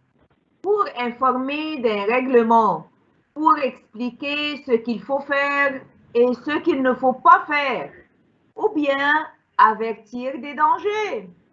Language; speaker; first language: French; non-native, fluent; Arabic